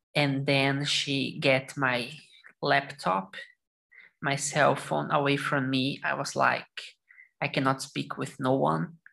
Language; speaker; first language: English; non-native, learner; Portuguese